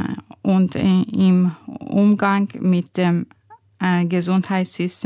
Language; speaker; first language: German; non-native, learner; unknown